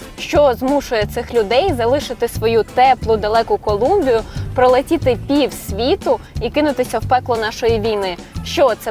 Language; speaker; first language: Ukrainian; native; Ukrainian